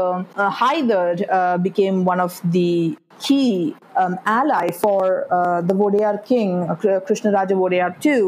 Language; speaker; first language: English; non-native, local second language; Malayalam